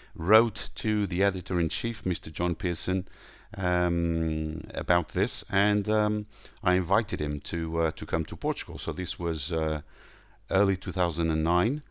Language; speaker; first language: English; non-native, fluent; Portuguese